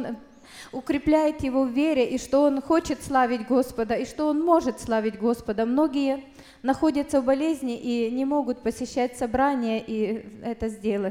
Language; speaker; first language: Russian; native; Russian